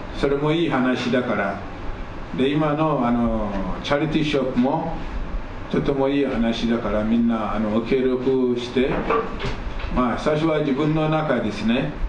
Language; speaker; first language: Japanese; non-native, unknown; Akan